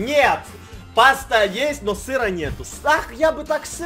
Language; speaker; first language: Russian; native; Russian